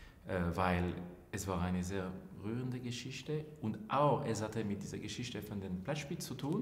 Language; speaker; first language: German; non-native, local second language; French